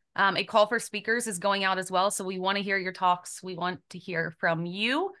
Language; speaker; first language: English; native; English